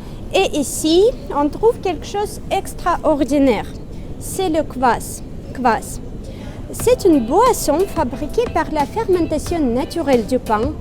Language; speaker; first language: French; non-native, fluent; Russian